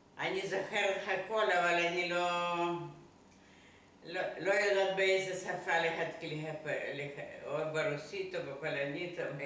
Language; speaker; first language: Hebrew; non-native, fluent; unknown